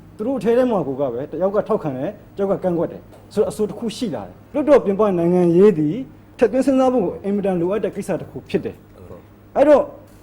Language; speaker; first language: Burmese; native; Burmese